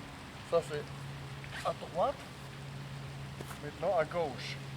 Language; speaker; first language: French; non-native, learner; Chinese